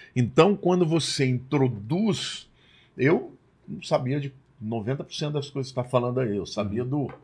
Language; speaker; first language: Portuguese; non-native, fluent; Italian